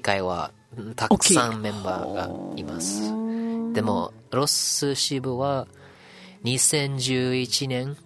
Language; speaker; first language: Japanese; non-native, learner; English